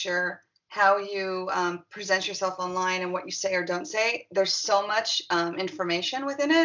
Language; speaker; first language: English; native; English